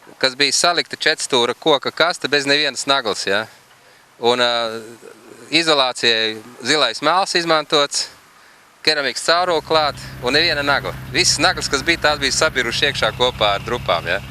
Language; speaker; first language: Latvian; native; Latvian